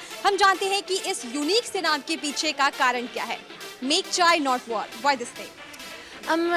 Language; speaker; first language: Hindi; native; Hindi